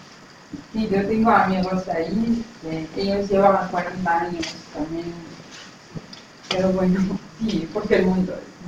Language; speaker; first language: Spanish; non-native, fluent; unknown